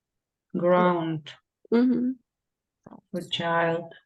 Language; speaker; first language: English; non-native, learner; Russian